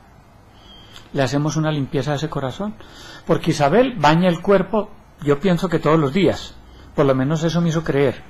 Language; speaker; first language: Spanish; native; Spanish